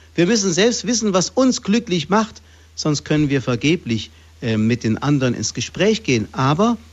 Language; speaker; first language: German; native; German